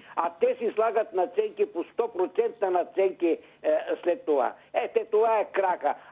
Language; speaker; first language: Bulgarian; native; Bulgarian